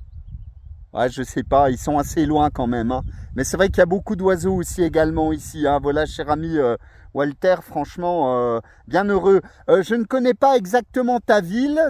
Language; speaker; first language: French; native; French